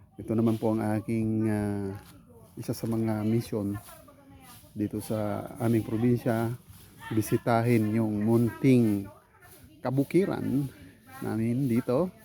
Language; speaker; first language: Filipino; non-native, local second language; Bikol